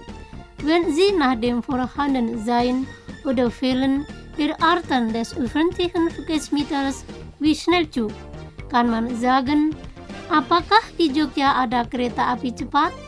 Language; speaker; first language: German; non-native, fluent; Indonesian